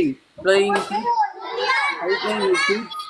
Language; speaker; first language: English; non-native, local second language; Filipino